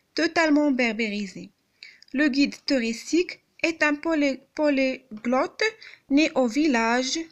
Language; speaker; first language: French; non-native, local second language; Arabic